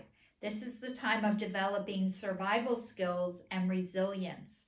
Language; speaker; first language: English; native; English